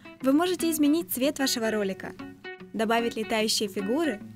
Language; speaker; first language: Russian; native; Russian